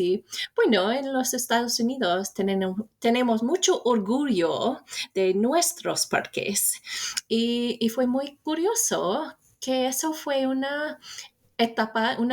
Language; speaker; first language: Spanish; non-native, fluent; English